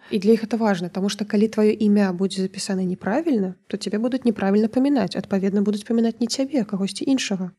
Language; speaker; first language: Belarusian; native; Belarusian